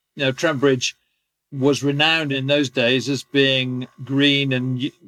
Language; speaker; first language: English; native; English